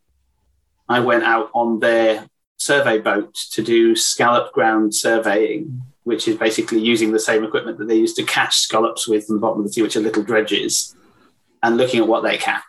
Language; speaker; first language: English; native; English